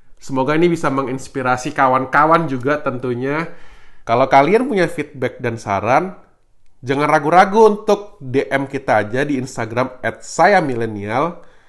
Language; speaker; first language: Indonesian; native; Indonesian